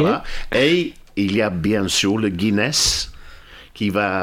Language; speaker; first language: French; non-native, fluent; English